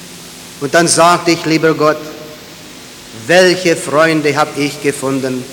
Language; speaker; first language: German; early bilingual, heritage; German